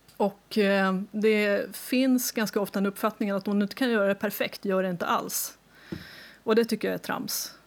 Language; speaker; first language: Swedish; native; Swedish